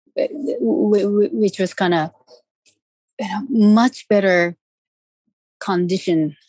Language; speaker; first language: English; non-native, fluent; Japanese